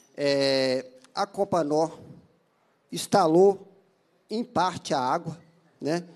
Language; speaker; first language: Portuguese; native; Portuguese